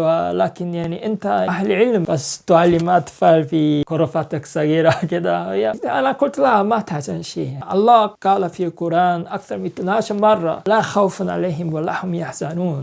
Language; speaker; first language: Arabic; non-native, learner; Korean